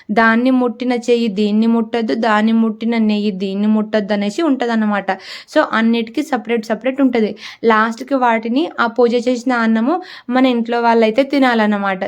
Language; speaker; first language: Telugu; non-native, local second language; Lambadi